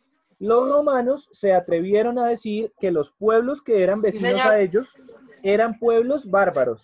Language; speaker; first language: Spanish; native; Spanish